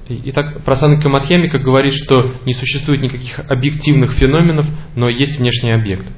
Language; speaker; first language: Russian; native; Russian